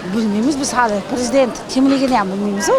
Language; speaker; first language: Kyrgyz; non-native, local second language; Uzbek